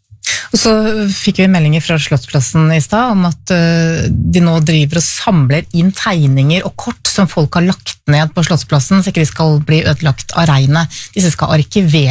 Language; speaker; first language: Norwegian; native; Norwegian